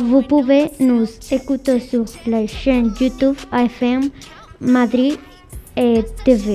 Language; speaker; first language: French; non-native, learner; Spanish